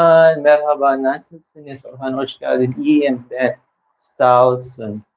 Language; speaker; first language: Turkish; non-native, learner; Filipino